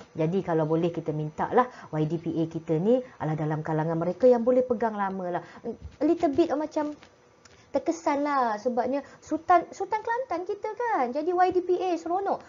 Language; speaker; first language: Malay; native; Malay